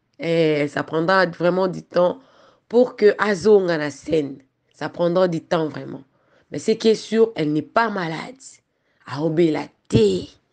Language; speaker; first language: French; non-native, local second language; Lingala